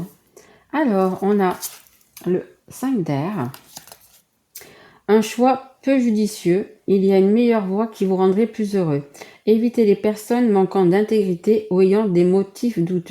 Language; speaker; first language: French; native; French